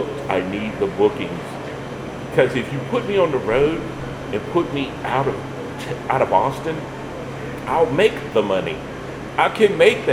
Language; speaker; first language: English; native; English